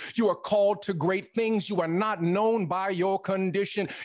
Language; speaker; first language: English; native; English